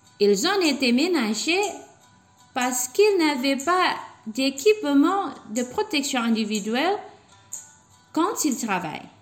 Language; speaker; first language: French; non-native, fluent; Indonesian